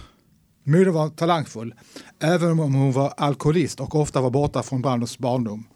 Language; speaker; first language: Swedish; native; Swedish